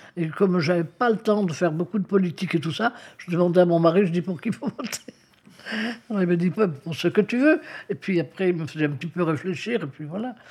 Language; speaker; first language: French; native; French